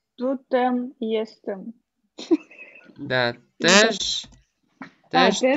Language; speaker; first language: Polish; non-native, learner; Russian